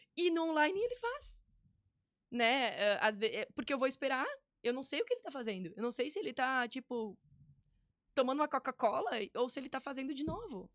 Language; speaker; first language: Portuguese; native; Portuguese